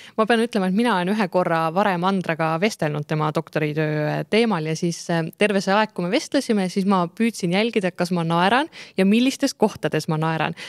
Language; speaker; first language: Estonian; native; Estonian